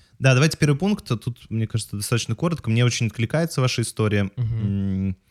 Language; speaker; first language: Russian; native; Russian